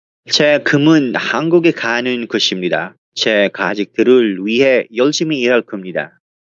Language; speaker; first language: Korean; non-native, fluent; Filipino